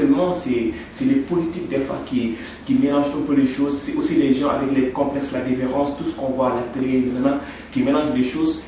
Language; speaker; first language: French; non-native, local second language; Wolof